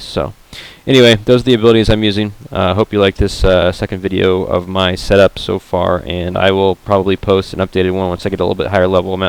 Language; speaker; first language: English; native; English